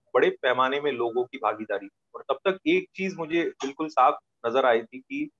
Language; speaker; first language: Hindi; non-native, local second language; Marathi